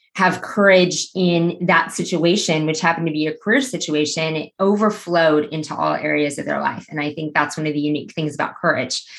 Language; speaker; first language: English; native; English